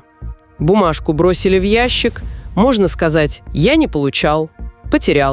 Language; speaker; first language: Russian; native; Russian